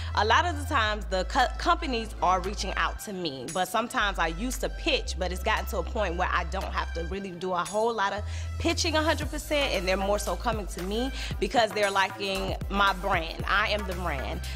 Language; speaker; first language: English; native; English